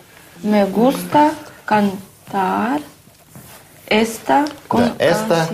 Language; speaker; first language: Spanish; non-native, learner; Russian